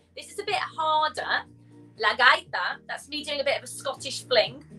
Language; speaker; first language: English; native; English